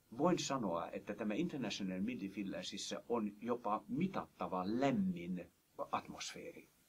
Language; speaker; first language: Finnish; non-native, fluent; Hungarian